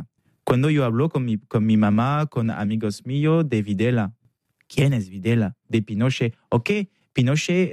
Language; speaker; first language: Spanish; non-native, learner; French